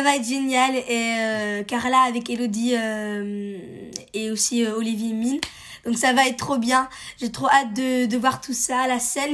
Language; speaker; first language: French; early bilingual, heritage; French